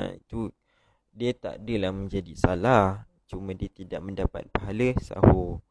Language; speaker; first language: Malay; native; Malay